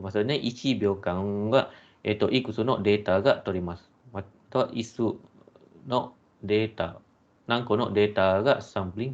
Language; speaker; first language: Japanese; non-native, fluent; Malay